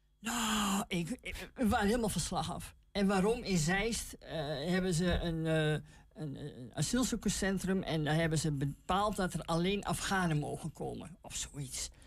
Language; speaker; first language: Dutch; native; Dutch